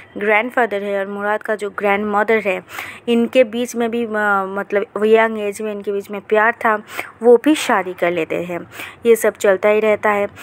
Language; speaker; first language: Hindi; non-native, local second language; Bangla